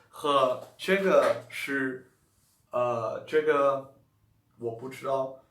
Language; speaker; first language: Chinese; non-native, learner; Dutch